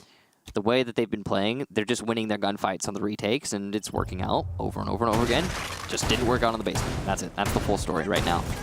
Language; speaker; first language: English; native; English